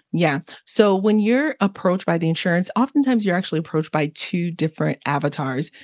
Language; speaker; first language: English; early bilingual, other home language; Haitian Creole